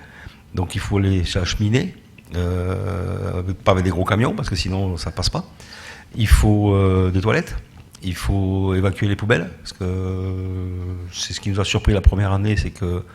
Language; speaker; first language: French; native; French